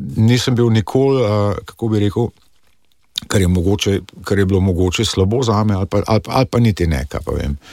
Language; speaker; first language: Slovenian; early bilingual, other home language; English